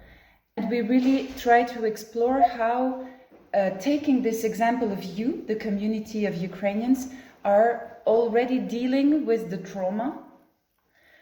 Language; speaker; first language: English; non-native, fluent; French